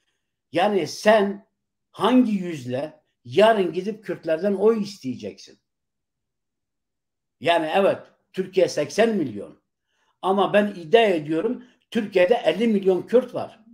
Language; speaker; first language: Turkish; non-native, local second language; Kurdish